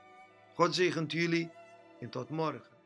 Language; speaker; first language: Dutch; non-native, fluent; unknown